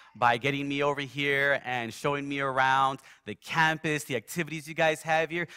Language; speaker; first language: English; native; English